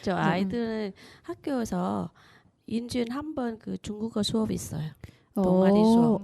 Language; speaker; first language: Korean; non-native, learner; Vietnamese